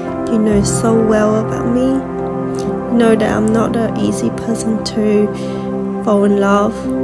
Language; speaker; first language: English; non-native, fluent; Vietnamese